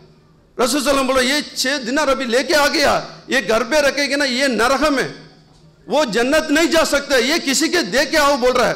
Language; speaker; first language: Hindi; non-native, local second language; Urdu